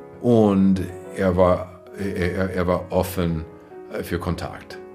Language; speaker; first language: German; non-native, fluent; English